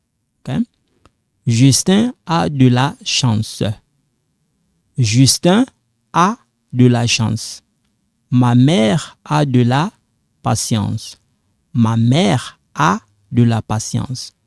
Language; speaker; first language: French; non-native, local second language; Lingala